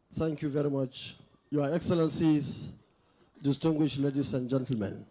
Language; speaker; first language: English; non-native, local second language; Hausa